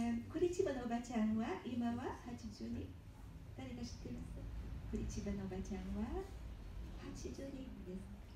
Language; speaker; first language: Japanese; early bilingual, heritage; Japanese